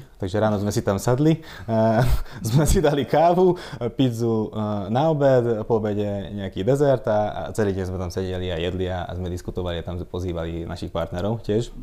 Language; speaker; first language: Slovak; non-native, local second language; Hungarian